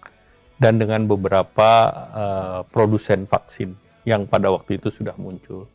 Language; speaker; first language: Indonesian; native; Indonesian